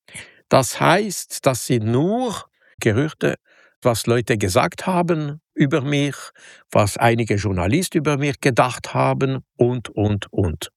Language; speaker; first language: German; non-native, local second language; French